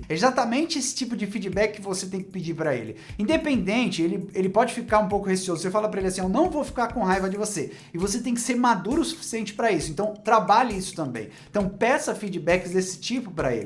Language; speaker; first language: Portuguese; native; Portuguese